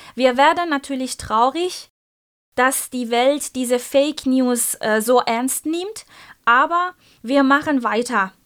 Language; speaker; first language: German; non-native, fluent; Persian